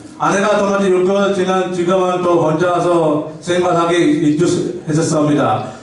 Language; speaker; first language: Korean; non-native, learner; Sinhala